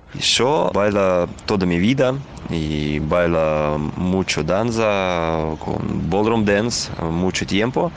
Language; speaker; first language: Spanish; non-native, learner; Russian